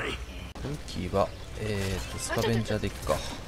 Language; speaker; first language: Japanese; native; Japanese